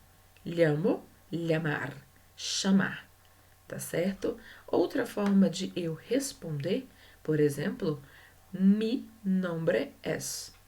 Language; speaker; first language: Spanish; non-native, learner; Portuguese